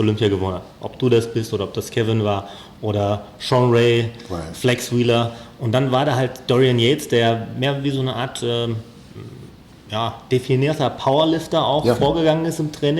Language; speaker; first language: German; native; German